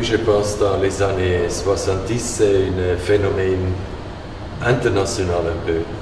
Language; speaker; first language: French; non-native, learner; German